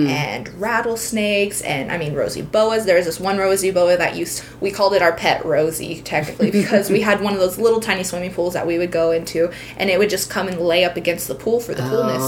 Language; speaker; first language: English; native; English